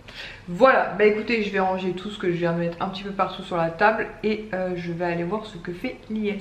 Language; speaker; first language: French; native; French